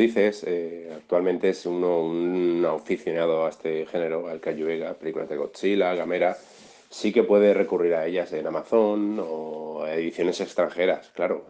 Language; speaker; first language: Spanish; native; Spanish